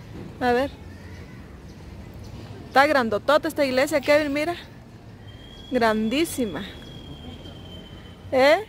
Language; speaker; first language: Spanish; native; Spanish